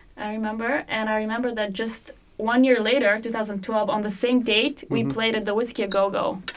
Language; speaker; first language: English; non-native, fluent; Bulgarian